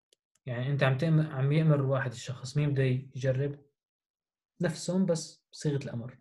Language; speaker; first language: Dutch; non-native, fluent; Arabic